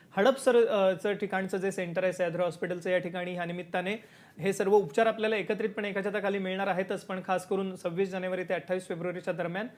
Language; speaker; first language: Marathi; native; Marathi